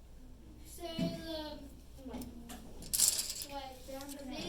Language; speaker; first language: French; non-native, learner; English